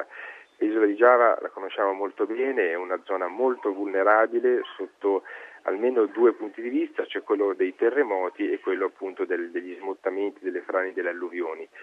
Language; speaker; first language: Italian; native; Italian